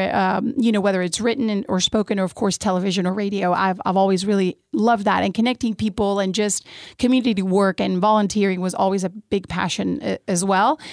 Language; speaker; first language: English; early bilingual, other home language; Spanish